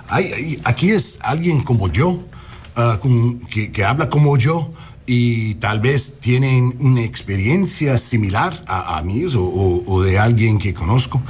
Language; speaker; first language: Spanish; non-native, learner; English